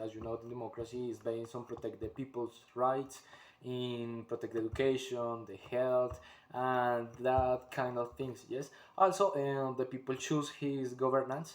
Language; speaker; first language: English; non-native, learner; Spanish